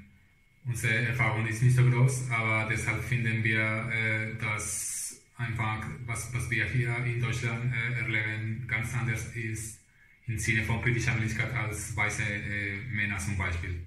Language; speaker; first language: German; non-native, fluent; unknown